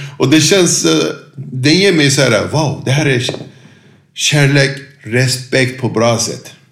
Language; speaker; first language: Swedish; non-native, fluent; Turkish